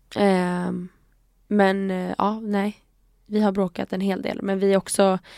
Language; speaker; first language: Swedish; non-native, fluent; Italian